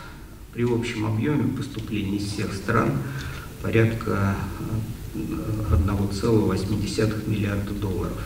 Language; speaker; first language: Russian; native; Russian